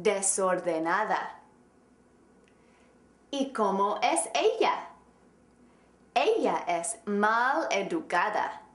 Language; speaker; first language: Spanish; non-native, fluent; English